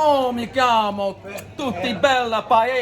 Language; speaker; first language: Italian; non-native, learner; English